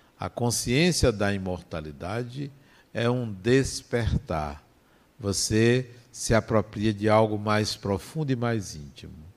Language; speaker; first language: Portuguese; native; Portuguese